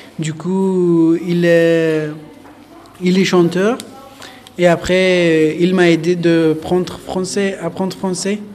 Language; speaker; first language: French; non-native, learner; Persian